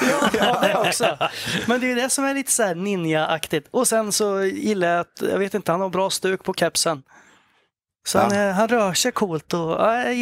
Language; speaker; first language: Swedish; native; Swedish